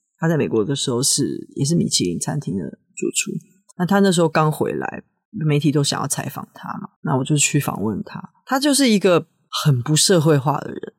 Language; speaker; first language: Chinese; native; Chinese